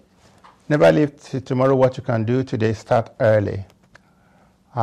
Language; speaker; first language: English; non-native, local second language; Yoruba